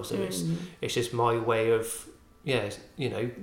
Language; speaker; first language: English; native; English